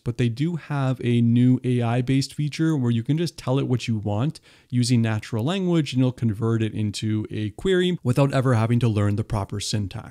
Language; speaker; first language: English; native; English